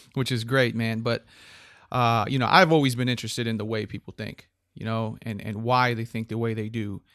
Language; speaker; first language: English; native; English